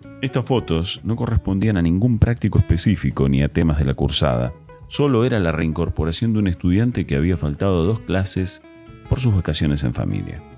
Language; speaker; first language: Spanish; native; Spanish